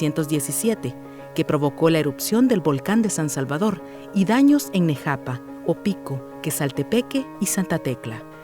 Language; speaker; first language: Spanish; native; Spanish